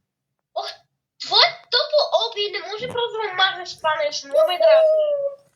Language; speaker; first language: Bulgarian; native; Bulgarian